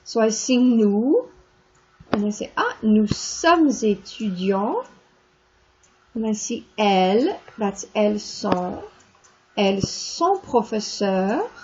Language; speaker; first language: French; non-native, fluent; English